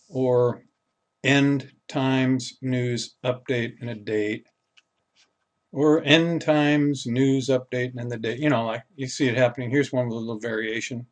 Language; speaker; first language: English; native; English